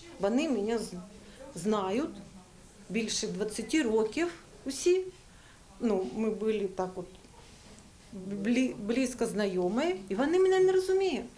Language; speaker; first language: Ukrainian; non-native, learner; Russian